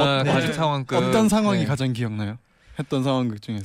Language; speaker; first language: Korean; native; Korean